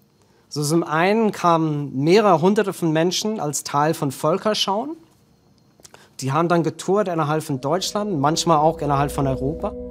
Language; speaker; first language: German; non-native, fluent; English